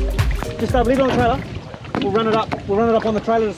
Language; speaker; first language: English; native; English